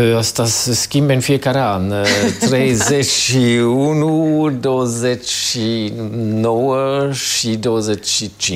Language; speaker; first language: Romanian; non-native, fluent; German